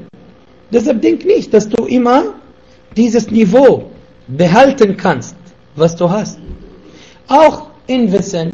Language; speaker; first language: German; non-native, fluent; Arabic